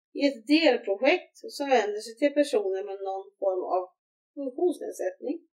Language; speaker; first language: Swedish; native; Swedish